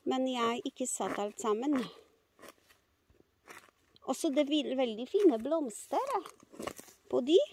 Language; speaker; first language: Norwegian; non-native, learner; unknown